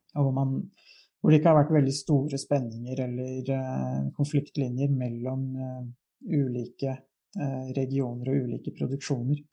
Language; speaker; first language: Norwegian; native; Norwegian